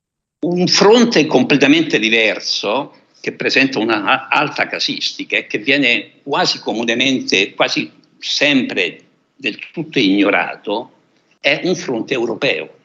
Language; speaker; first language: Italian; native; Italian